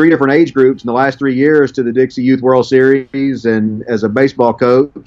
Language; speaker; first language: English; native; English